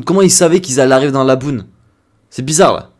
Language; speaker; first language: French; native; French